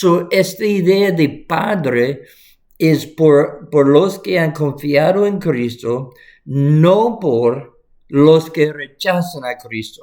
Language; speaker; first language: Spanish; non-native, fluent; English